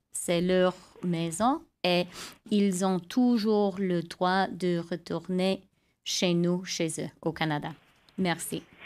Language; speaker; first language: French; non-native, fluent; English